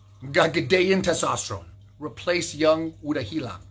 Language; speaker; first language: Indonesian; non-native, learner; English